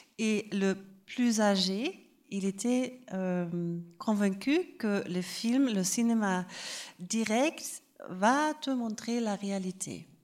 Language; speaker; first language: French; non-native, fluent; German